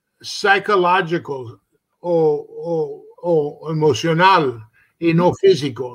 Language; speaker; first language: Spanish; early bilingual, heritage; Spanish